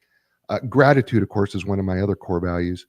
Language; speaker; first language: English; native; English